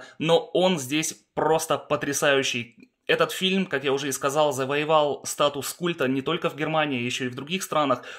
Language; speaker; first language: Russian; early bilingual, heritage; Russian